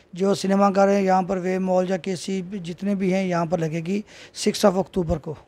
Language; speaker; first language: Hindi; native; Hindi